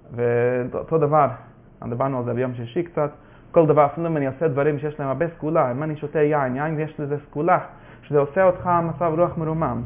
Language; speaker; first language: Hebrew; non-native, fluent; Yiddish